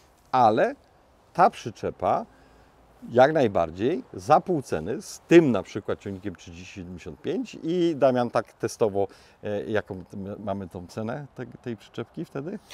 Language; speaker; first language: Polish; native; Polish